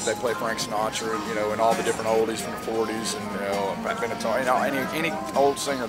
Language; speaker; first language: English; native; English